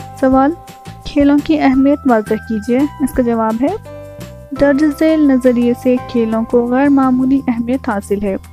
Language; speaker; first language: Urdu; native; Urdu